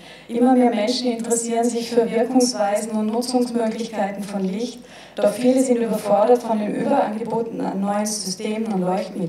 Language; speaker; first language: German; native; German